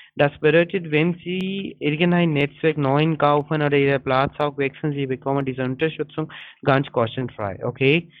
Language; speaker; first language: German; non-native, fluent; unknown